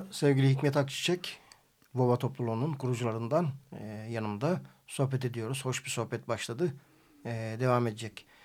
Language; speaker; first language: Turkish; native; Turkish